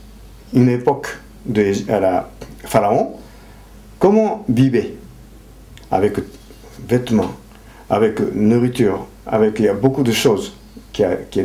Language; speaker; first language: French; non-native, fluent; Japanese